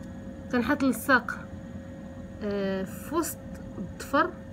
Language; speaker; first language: Arabic; native; Arabic